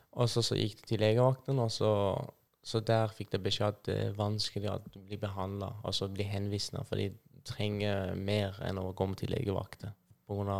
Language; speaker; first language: Norwegian; non-native, fluent; Persian